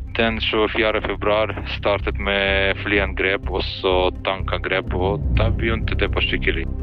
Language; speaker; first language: Norwegian; non-native, fluent; Russian